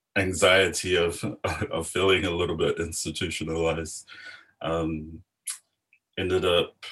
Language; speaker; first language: English; native; English